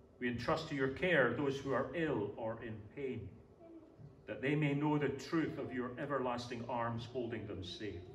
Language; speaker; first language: English; native; English